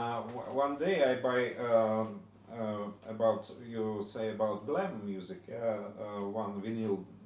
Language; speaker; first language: English; non-native, learner; Russian